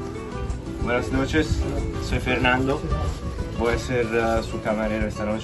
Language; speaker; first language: Spanish; non-native, learner; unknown